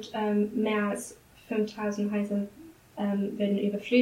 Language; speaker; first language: German; non-native, learner; English